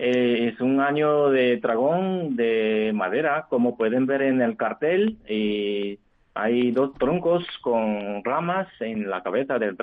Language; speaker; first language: Spanish; non-native, fluent; Chinese